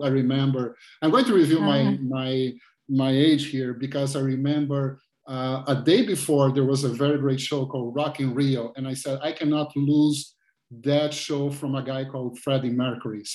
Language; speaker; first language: English; non-native, fluent; Portuguese